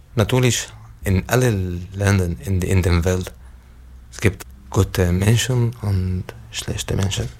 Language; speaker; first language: German; non-native, learner; Arabic